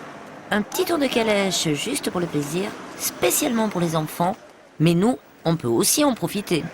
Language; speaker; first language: French; native; French